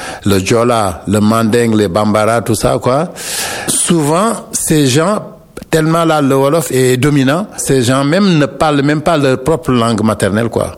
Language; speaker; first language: French; non-native, local second language; Wolof